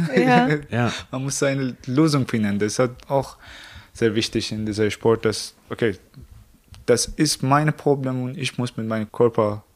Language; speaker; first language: German; non-native, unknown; Persian